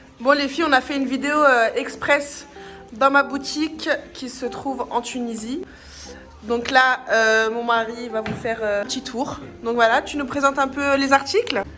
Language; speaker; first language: French; early bilingual, other home language; Arabic